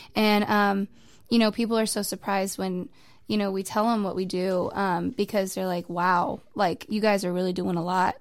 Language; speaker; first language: English; native; English